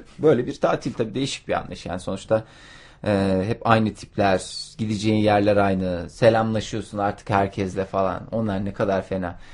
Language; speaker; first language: Turkish; native; Turkish